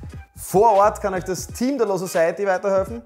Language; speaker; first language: German; native; German